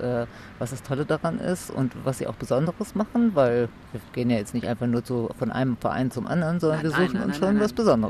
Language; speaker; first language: German; native; German